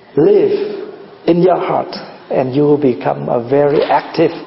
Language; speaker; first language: English; non-native, fluent; Vietnamese